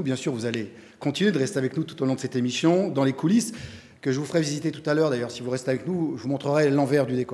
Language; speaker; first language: French; native; French